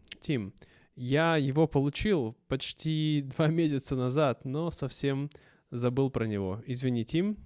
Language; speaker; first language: Russian; native; Russian